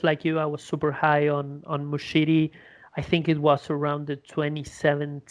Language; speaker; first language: English; non-native, fluent; Spanish